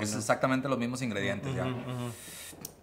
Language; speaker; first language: Spanish; native; Spanish